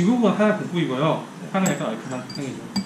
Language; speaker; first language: Korean; native; Korean